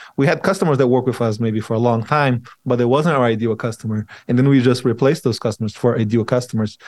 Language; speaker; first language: English; non-native, fluent; Portuguese